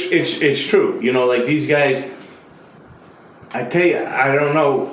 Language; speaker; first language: English; native; English